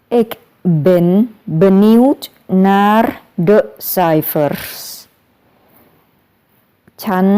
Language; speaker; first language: Dutch; non-native, learner; Thai